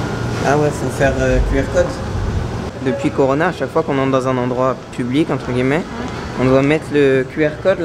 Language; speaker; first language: French; native; French